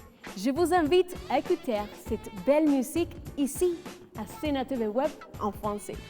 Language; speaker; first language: French; non-native, fluent; Spanish